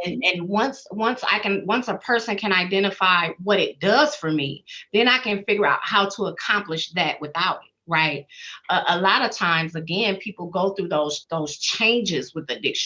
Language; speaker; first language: English; native; English